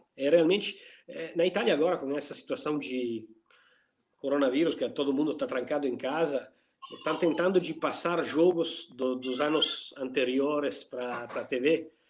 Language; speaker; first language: Portuguese; non-native, fluent; Italian